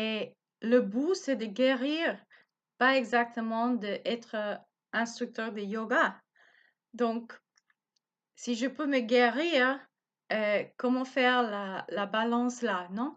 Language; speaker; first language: French; non-native, learner; Spanish